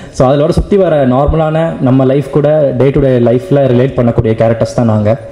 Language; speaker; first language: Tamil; native; Tamil